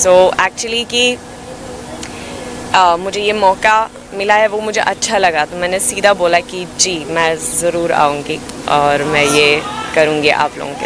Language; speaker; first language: Hindi; non-native, fluent; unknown